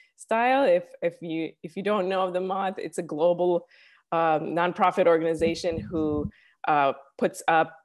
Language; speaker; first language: English; native; English